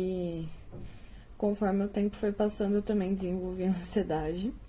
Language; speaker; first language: Portuguese; native; Portuguese